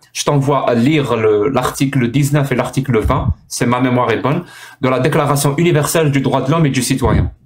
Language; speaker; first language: French; non-native, local second language; Arabic